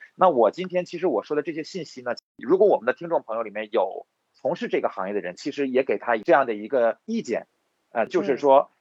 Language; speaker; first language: Chinese; native; Chinese